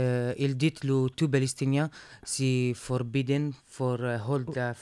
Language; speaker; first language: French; non-native, learner; Arabic